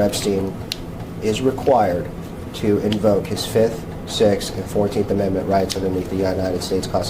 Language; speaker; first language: English; native; English